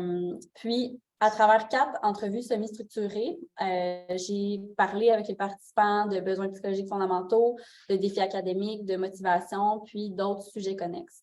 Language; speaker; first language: French; native; French